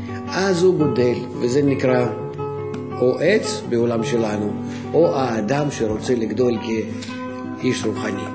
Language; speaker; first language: Hebrew; non-native, fluent; Russian